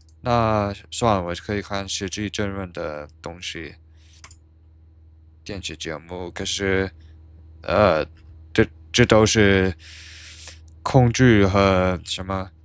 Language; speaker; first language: Chinese; non-native, learner; English